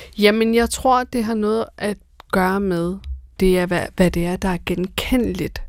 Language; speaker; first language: Danish; early bilingual, other home language; Persian